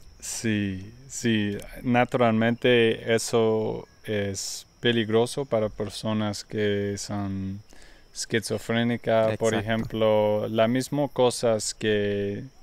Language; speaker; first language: Spanish; non-native, learner; English